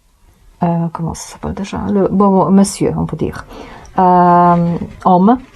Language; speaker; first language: French; non-native, fluent; Polish